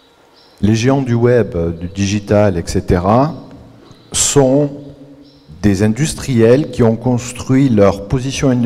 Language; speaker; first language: French; native; French